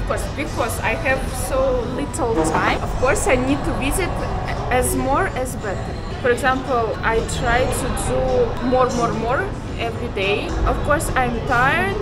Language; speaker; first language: English; non-native, learner; Russian